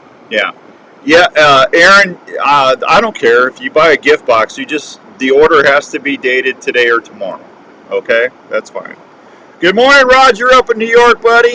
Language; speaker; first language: English; native; English